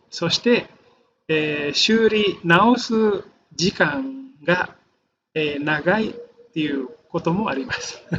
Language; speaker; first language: Japanese; non-native, fluent; Indonesian